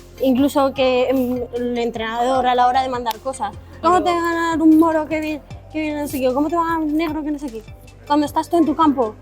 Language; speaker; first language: Spanish; early bilingual, other home language; Arabic